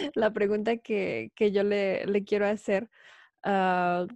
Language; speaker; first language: Spanish; native; Spanish